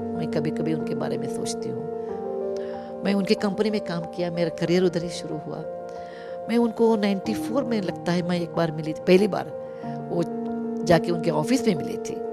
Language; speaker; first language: Hindi; non-native, local second language; Kannada